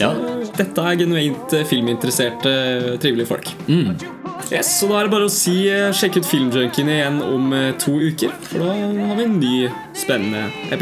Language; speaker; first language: Norwegian; native; Norwegian